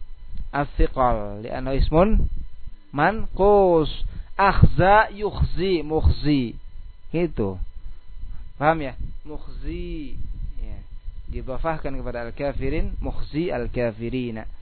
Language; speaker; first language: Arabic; non-native, fluent; Indonesian